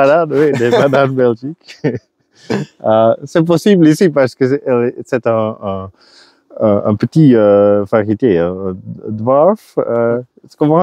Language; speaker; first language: French; non-native, local second language; Dutch